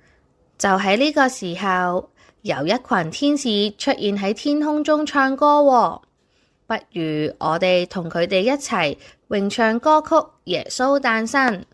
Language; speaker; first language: Chinese; native; Chinese